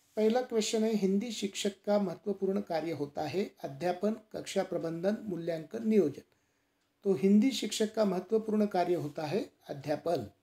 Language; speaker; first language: Hindi; non-native, local second language; Marathi